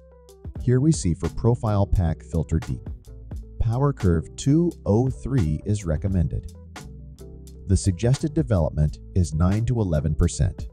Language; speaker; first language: English; native; English